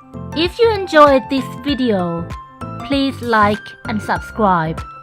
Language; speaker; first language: English; non-native, fluent; Thai